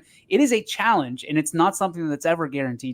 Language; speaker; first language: English; native; English